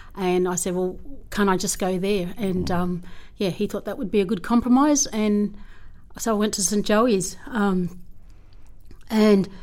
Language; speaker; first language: English; native; English